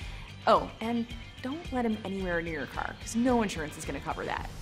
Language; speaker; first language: English; native; English